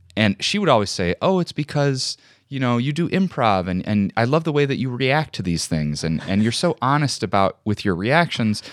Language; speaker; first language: English; native; English